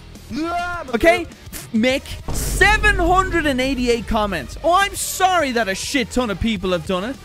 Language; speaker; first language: English; native; English